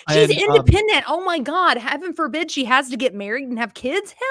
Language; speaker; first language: English; native; English